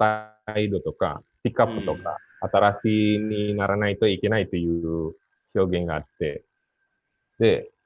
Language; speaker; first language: Japanese; non-native, fluent; Indonesian